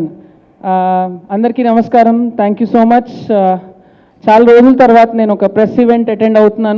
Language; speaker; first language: Telugu; native; Telugu